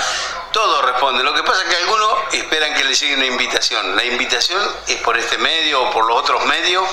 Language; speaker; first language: Spanish; native; Spanish